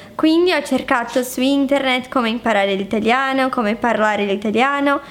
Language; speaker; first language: Italian; non-native, fluent; Portuguese